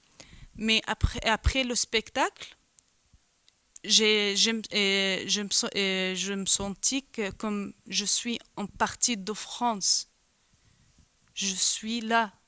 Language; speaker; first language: French; non-native, learner; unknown